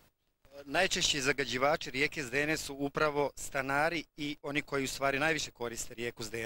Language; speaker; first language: Bosnian; native; Bosnian